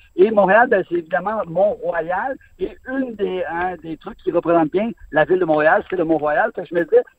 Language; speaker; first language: French; native; French